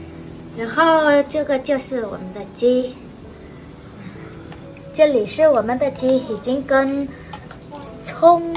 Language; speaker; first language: Chinese; non-native, learner; Vietnamese